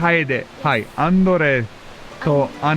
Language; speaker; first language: Japanese; non-native, learner; Portuguese